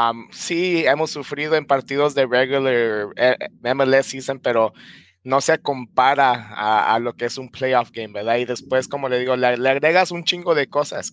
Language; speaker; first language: Spanish; early bilingual, heritage; Spanish